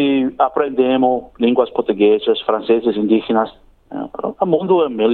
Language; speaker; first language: Portuguese; non-native, learner; English